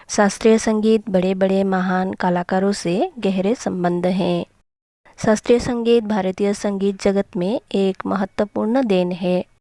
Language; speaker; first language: Hindi; non-native, local second language; Assamese